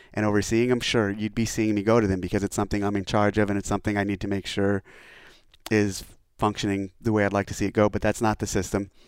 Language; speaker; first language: English; native; English